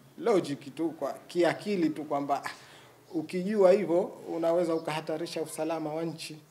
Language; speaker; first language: Swahili; native; Swahili